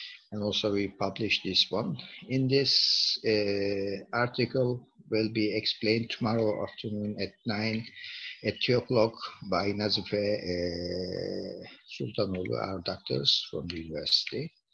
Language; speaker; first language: English; non-native, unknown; Turkish